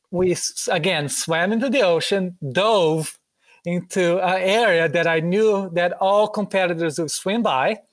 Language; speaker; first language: English; non-native, fluent; Portuguese